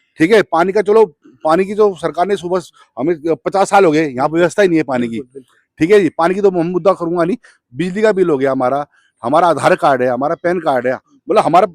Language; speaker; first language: Hindi; native; Hindi